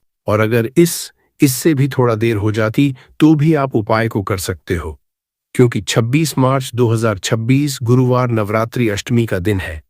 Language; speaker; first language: Hindi; native; Hindi